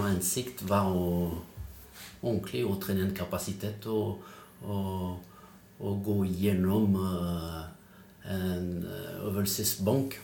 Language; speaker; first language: Norwegian; non-native, fluent; French